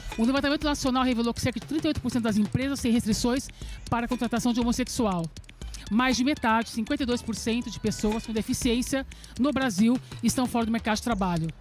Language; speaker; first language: Portuguese; early bilingual, other home language; Serbian